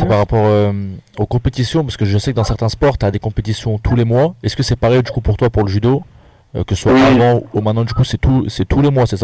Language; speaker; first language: French; native; French